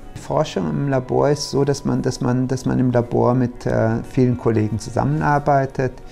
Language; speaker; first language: German; early bilingual, other home language; Turkish